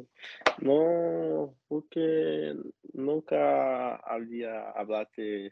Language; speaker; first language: Spanish; non-native, learner; Portuguese